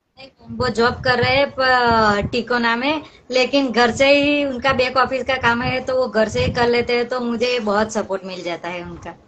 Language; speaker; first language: Hindi; non-native, local second language; Gujarati